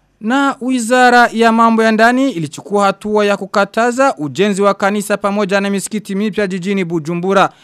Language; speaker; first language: Swahili; non-native, local second language; Rundi